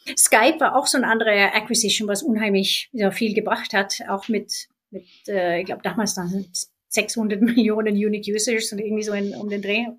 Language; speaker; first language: German; non-native, fluent; Swedish